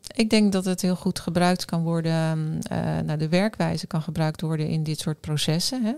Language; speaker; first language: Dutch; native; Dutch